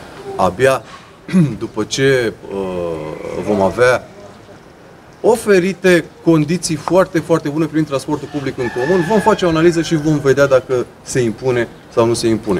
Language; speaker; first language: Romanian; native; Romanian